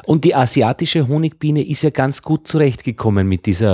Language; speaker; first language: German; native; German